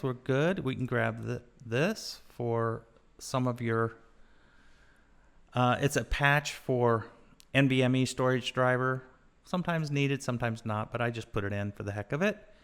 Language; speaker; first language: English; native; English